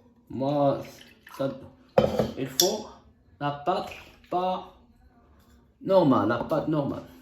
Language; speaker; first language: French; non-native, local second language; Arabic